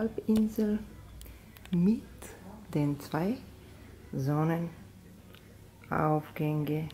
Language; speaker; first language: German; non-native, learner; Bulgarian